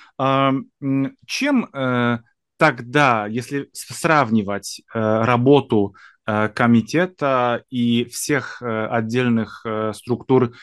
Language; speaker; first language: Russian; non-native, fluent; Polish